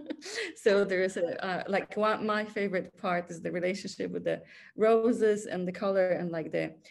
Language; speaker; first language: English; non-native, fluent; Polish